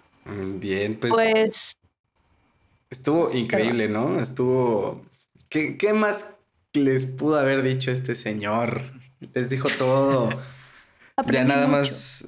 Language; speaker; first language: Spanish; native; Spanish